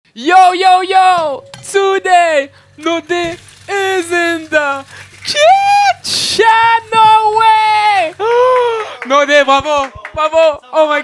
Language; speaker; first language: English; non-native, fluent; French